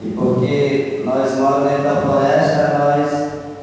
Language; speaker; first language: Portuguese; non-native, local second language; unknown